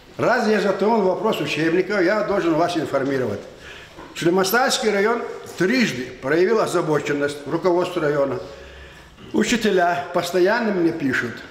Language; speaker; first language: Russian; non-native, local second language; Lezghian